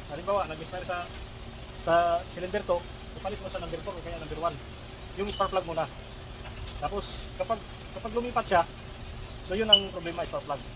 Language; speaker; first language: Filipino; non-native, local second language; Cebuano